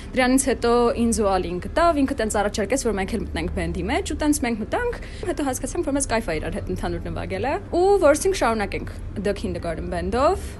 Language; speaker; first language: Armenian; early bilingual, heritage; Armenian